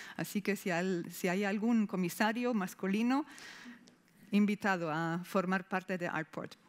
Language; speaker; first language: Spanish; non-native, fluent; German